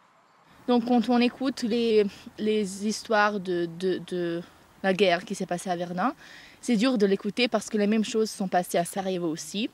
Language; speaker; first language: French; non-native, learner; Bosnian